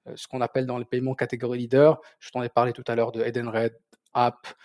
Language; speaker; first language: French; non-native, local second language; Berber languages